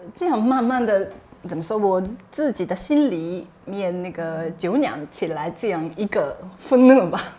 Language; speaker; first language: Chinese; non-native, fluent; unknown